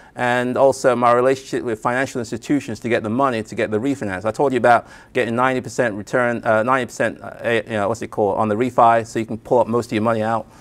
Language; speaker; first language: English; native; English